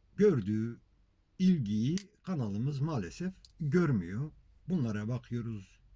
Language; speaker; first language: Turkish; non-native, local second language; Kurdish